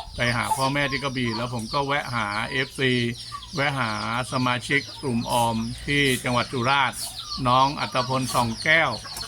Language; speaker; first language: Thai; native; Thai